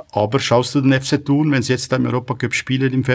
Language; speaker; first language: German; native; German